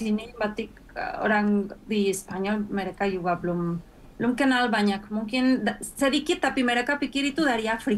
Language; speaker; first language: Indonesian; non-native, fluent; Spanish